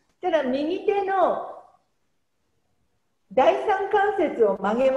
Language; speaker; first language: Japanese; non-native, fluent; Indonesian